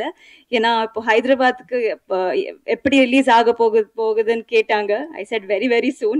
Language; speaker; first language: Tamil; non-native, learner; Telugu